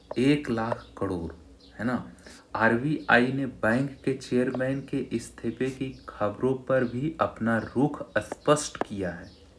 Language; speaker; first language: Hindi; native; Hindi